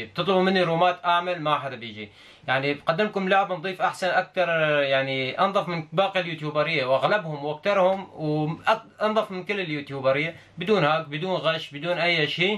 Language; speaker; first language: Arabic; native; Arabic